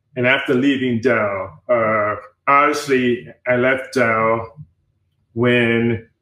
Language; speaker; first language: English; native; English